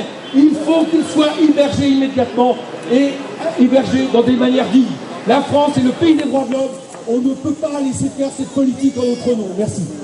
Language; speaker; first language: French; native; French